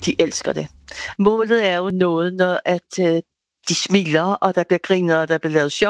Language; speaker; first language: Danish; native; Danish